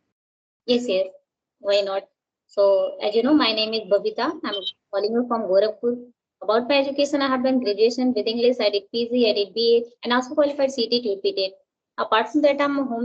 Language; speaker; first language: English; non-native, local second language; Hindi